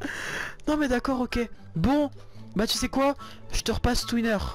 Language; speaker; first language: French; native; French